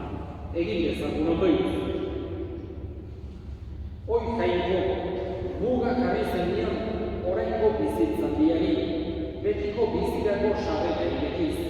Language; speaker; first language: Basque; native; Basque